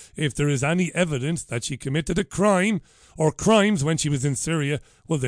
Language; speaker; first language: English; non-native, local second language; Irish